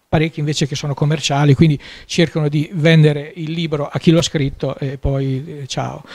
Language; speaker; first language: Italian; native; Italian